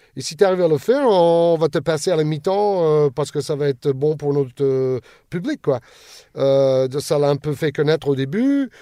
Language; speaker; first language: French; non-native, fluent; English